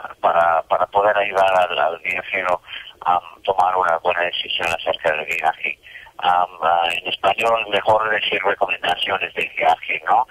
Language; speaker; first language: Spanish; non-native, fluent; English